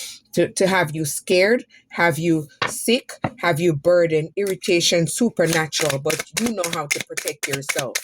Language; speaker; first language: English; native; English